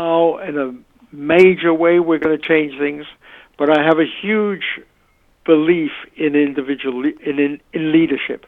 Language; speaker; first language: English; native; English